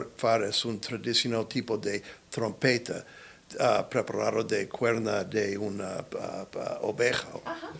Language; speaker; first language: Spanish; non-native, learner; English